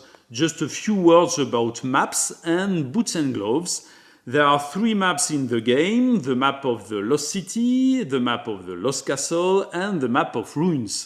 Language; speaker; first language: English; non-native, fluent; French